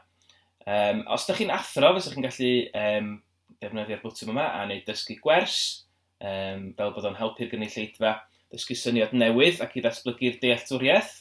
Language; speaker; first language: Welsh; native; Welsh